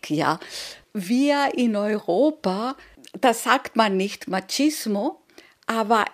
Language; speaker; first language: German; early bilingual, other home language; Spanish